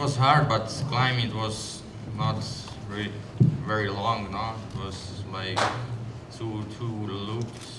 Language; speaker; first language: English; non-native, learner; Slovak